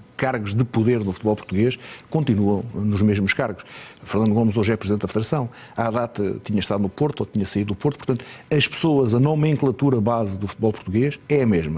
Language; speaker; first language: Portuguese; native; Portuguese